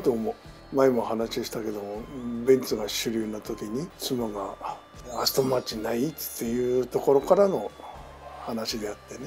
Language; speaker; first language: Japanese; native; Japanese